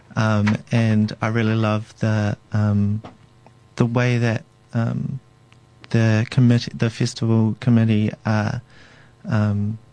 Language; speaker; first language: English; native; English